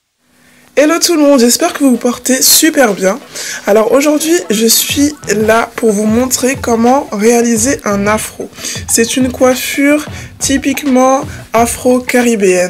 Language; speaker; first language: French; native; French